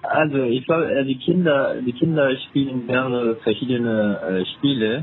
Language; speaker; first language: German; non-native, fluent; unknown